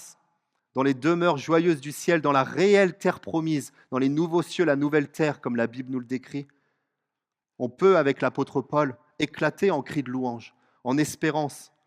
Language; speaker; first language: French; native; French